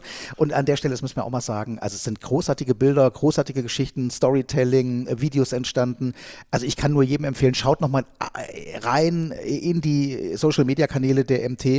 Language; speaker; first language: German; native; German